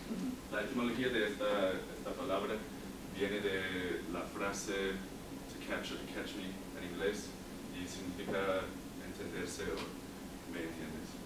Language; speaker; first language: Spanish; non-native, learner; English